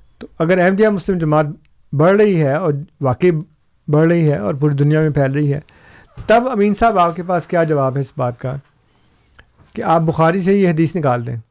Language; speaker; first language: Urdu; non-native, local second language; Punjabi